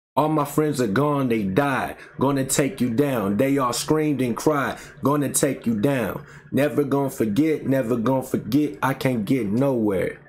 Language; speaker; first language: English; native; English